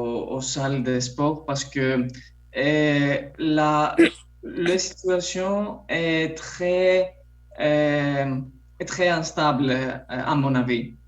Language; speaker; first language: French; non-native, fluent; Polish